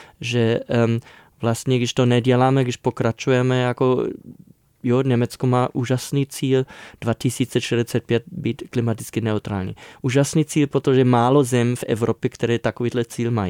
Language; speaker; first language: Czech; non-native, fluent; German